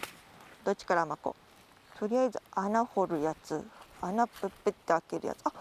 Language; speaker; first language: Japanese; native; Japanese